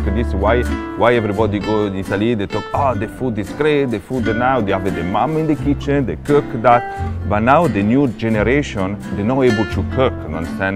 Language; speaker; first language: English; non-native, learner; Italian